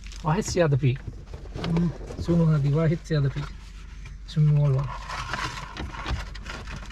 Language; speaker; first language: Arabic; non-native, learner; Sinhala